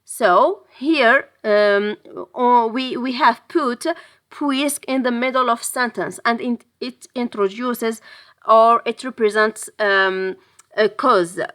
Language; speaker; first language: English; non-native, fluent; French